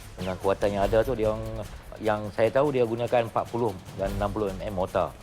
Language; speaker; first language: Malay; native; Malay